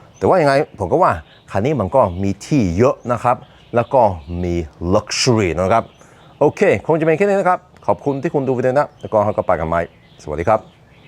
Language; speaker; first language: Thai; non-native, fluent; Norwegian